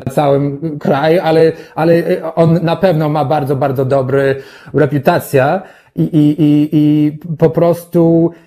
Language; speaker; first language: Polish; non-native, learner; English